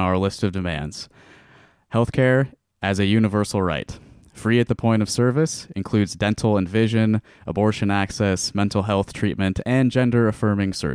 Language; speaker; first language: English; native; English